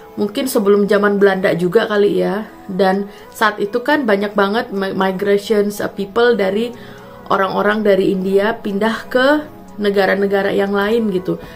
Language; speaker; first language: Indonesian; native; Indonesian